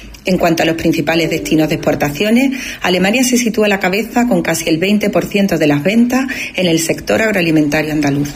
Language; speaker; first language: Spanish; native; Spanish